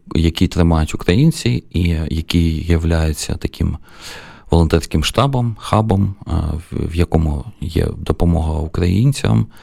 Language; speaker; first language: Ukrainian; non-native, local second language; Russian